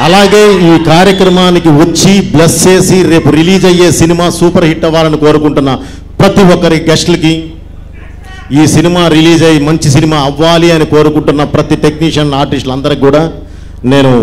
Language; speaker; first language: Telugu; native; Telugu